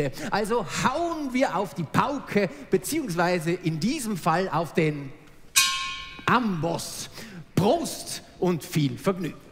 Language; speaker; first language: German; native; German